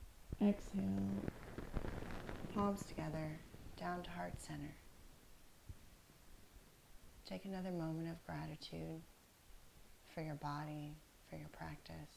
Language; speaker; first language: English; native; English